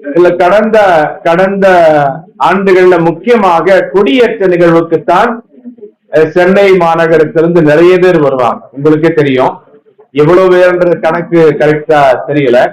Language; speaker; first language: Tamil; native; Tamil